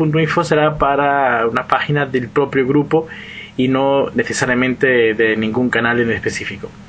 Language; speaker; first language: Spanish; non-native, fluent; Portuguese